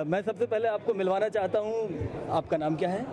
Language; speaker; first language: Hindi; native; Hindi